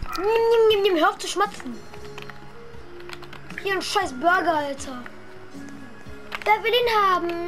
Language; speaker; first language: German; native; German